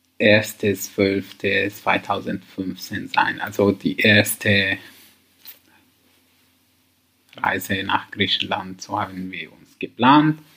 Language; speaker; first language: German; non-native, learner; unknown